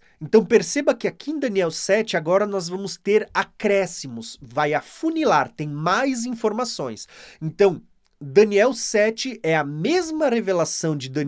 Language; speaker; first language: Portuguese; native; Portuguese